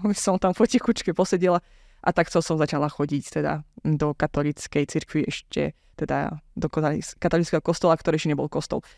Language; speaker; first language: Slovak; non-native, fluent; Azerbaijani